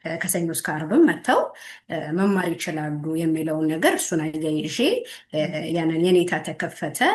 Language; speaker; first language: Amharic; native; Amharic